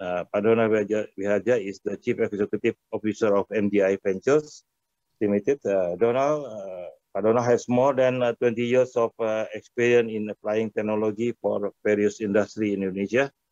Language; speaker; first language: English; non-native, fluent; Indonesian